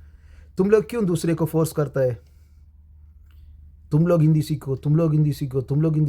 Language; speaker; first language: Hindi; non-native, local second language; Malayalam